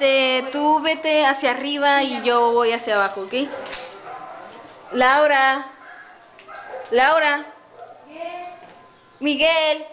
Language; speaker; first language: Spanish; native; Spanish